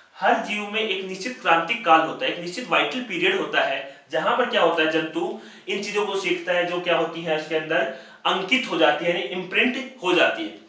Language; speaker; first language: Hindi; native; Hindi